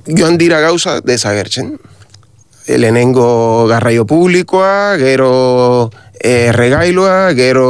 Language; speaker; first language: Basque; non-native, learner; Spanish